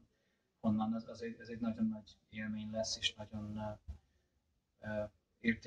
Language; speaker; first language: Hungarian; early bilingual, heritage; Hungarian